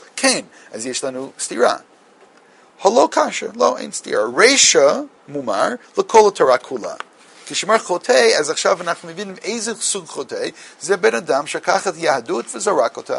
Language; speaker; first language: Hebrew; non-native, fluent; English